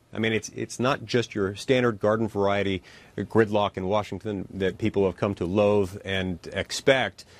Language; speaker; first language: English; native; English